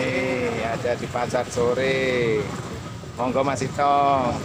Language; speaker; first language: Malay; non-native, local second language; Javanese